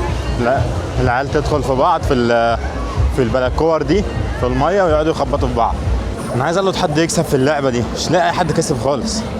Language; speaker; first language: Arabic; native; Arabic